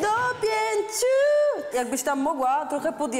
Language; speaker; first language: Polish; native; Polish